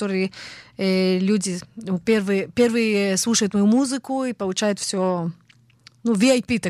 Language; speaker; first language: Russian; early bilingual, heritage; Russian